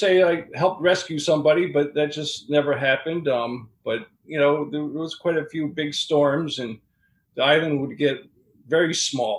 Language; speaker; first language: English; native; English